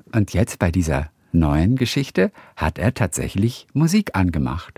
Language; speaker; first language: German; native; German